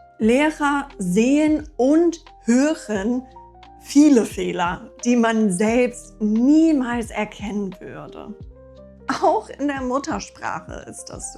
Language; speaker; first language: German; non-native, fluent; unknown